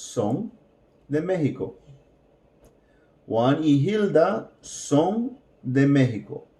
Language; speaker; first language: Spanish; non-native, fluent; English